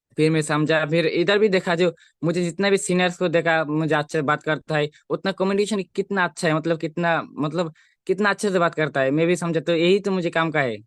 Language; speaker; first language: Hindi; non-native, local second language; Bangla